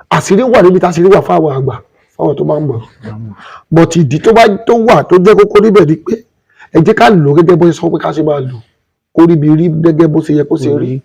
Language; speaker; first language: Yoruba; non-native, local second language; Igbo